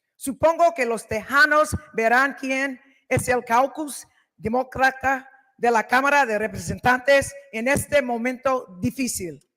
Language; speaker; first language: Spanish; early bilingual, other home language; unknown